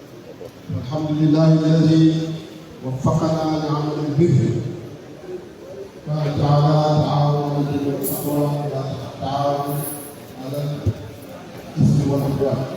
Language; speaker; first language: Arabic; non-native, fluent; Wolof